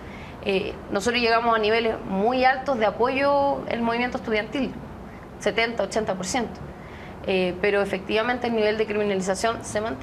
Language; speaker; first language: Spanish; native; Spanish